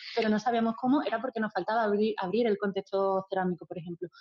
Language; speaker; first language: Spanish; native; Spanish